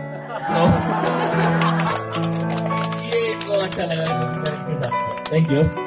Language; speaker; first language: Hindi; native; Hindi